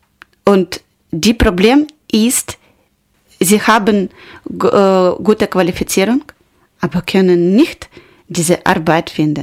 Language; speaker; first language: German; non-native, learner; Ukrainian